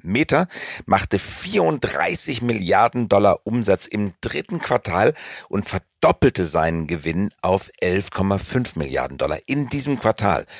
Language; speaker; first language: German; native; German